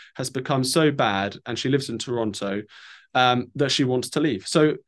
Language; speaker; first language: English; native; English